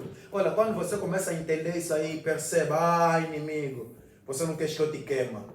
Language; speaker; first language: Portuguese; non-native, fluent; Lingala